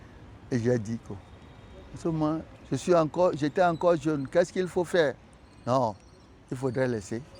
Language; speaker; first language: French; non-native, local second language; Ewe